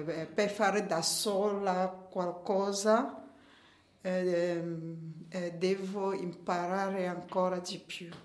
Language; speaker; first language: Italian; non-native, learner; French